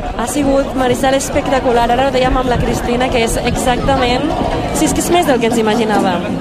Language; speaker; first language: Catalan; native; Catalan